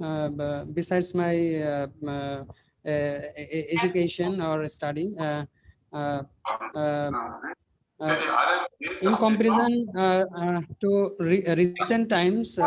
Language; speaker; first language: English; non-native, learner; Bangla